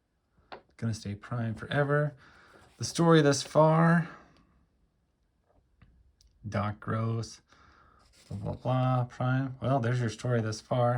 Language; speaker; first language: English; native; English